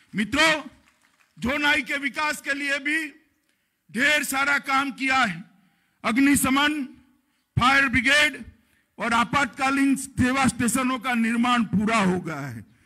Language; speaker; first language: Hindi; non-native, local second language; Gujarati